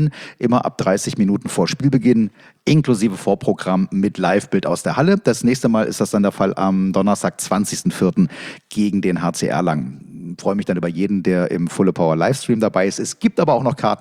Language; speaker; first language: German; native; German